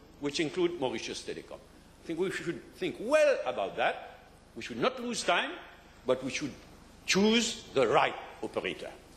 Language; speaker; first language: English; non-native, local second language; French